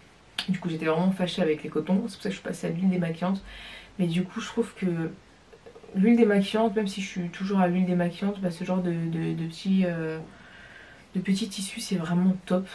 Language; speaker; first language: French; native; French